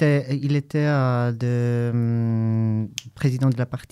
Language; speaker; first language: French; non-native, learner; Polish